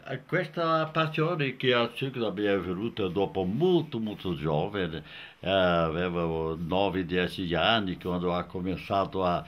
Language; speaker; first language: Italian; non-native, fluent; Portuguese